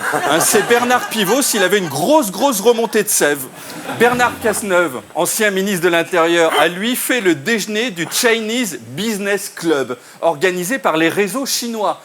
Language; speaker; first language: French; native; French